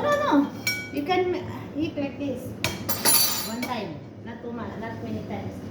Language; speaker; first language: English; non-native, learner; Filipino